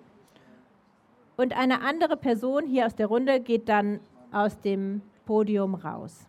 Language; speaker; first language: German; native; German